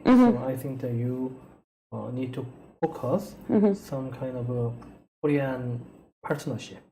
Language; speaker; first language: English; non-native, learner; Korean